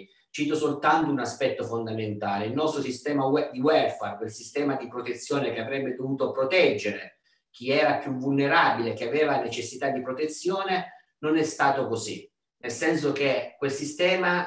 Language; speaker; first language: Italian; native; Italian